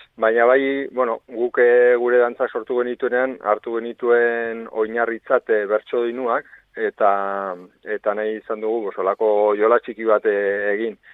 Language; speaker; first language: Basque; non-native, local second language; Spanish